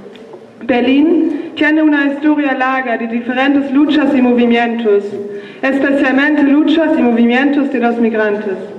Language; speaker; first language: Spanish; non-native, learner; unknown